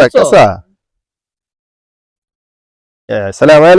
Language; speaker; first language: Arabic; non-native, learner; Bangla